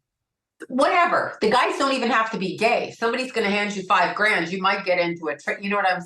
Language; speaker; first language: English; native; English